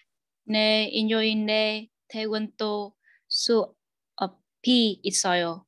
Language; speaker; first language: Korean; non-native, learner; Vietnamese